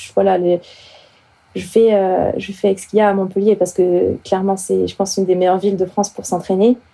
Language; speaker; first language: French; native; French